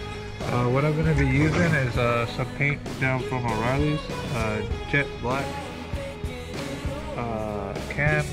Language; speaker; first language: English; native; English